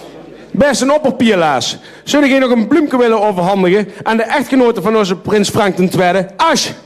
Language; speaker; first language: Dutch; native; Dutch